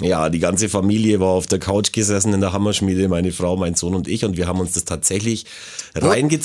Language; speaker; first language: German; native; German